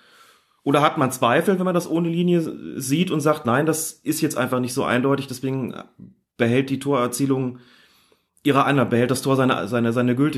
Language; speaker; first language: German; native; German